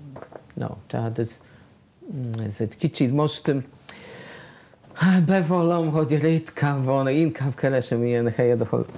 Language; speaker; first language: Hungarian; non-native, fluent; Polish